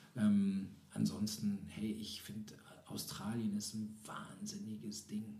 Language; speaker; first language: German; native; German